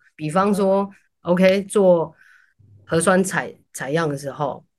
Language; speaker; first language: Chinese; native; Chinese